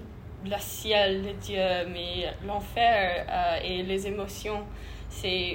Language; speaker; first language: French; non-native, learner; English